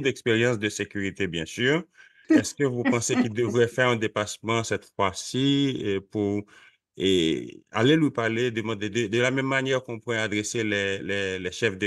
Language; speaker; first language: French; non-native, local second language; Haitian Creole